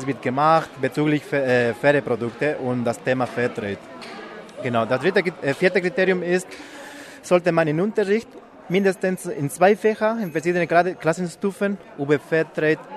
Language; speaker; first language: German; non-native, fluent; Spanish